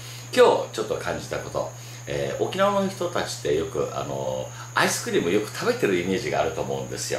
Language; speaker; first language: Japanese; native; Japanese